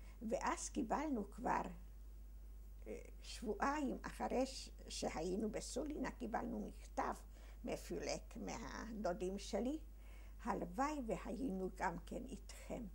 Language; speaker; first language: Hebrew; early bilingual, other home language; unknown